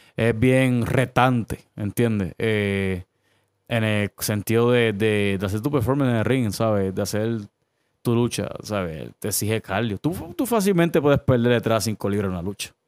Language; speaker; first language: Spanish; native; Spanish